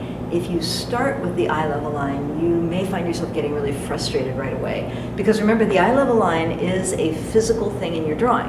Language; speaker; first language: English; native; English